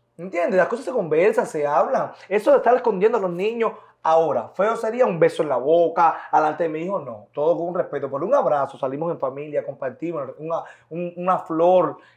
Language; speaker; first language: Spanish; native; Spanish